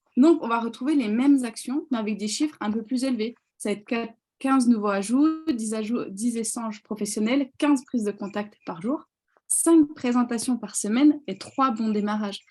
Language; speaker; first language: French; native; French